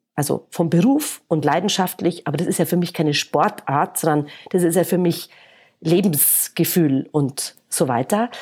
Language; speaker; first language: German; native; German